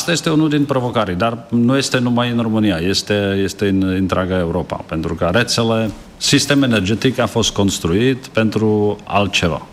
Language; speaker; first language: Romanian; non-native, learner; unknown